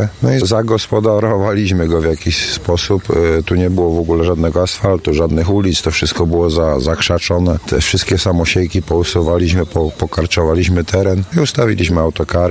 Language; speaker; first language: Polish; native; Polish